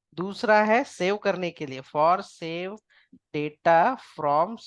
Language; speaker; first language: Hindi; non-native, local second language; Marathi